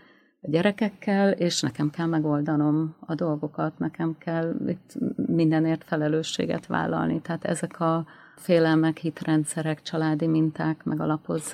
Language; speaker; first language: Hungarian; native; Hungarian